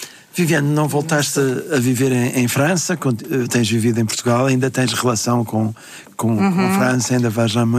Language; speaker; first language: Portuguese; native; Portuguese